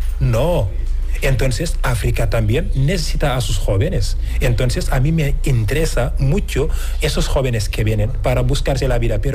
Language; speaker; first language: Spanish; non-native, fluent; Wolof